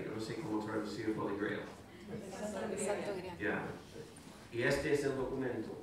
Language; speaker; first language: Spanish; non-native, fluent; English